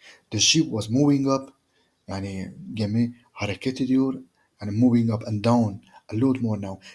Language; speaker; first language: English; non-native, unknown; Turkish